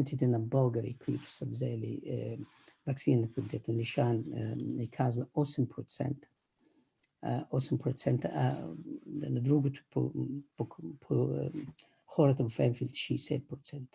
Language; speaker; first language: Bulgarian; non-native, fluent; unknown